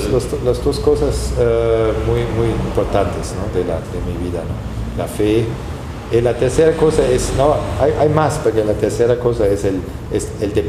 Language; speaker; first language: Spanish; non-native, fluent; German